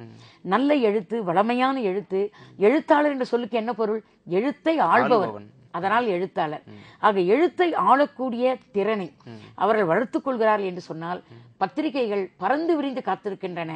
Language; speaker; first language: Tamil; native; Tamil